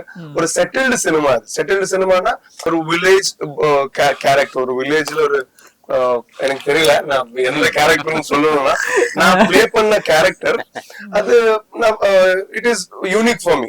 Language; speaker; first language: Tamil; non-native, learner; Tulu